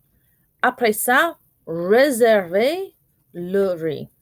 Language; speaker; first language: French; non-native, fluent; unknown